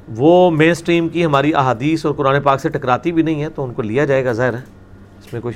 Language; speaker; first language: Urdu; non-native, local second language; Punjabi